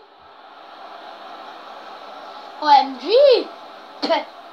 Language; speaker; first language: German; native; German